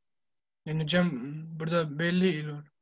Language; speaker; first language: Turkish; non-native, learner; Arabic